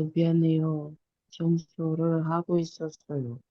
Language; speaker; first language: Korean; non-native, learner; Indonesian